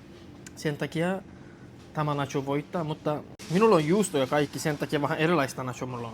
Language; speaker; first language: Finnish; non-native, learner; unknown